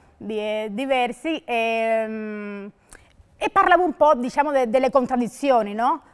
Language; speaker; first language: Italian; non-native, fluent; Spanish